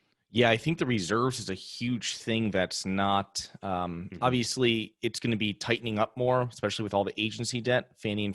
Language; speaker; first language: English; native; English